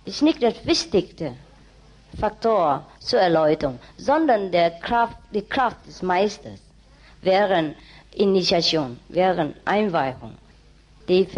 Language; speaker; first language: German; non-native, learner; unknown